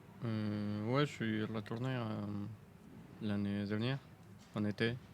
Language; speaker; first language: French; non-native, fluent; Spanish